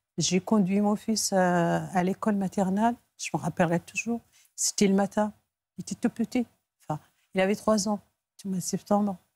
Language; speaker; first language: French; non-native, local second language; Arabic